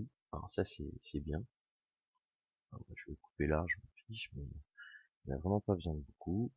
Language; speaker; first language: French; native; French